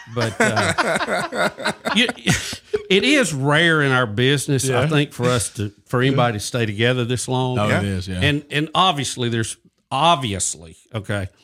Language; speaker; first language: English; native; English